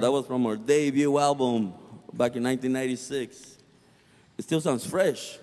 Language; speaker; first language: English; early bilingual, other home language; Spanish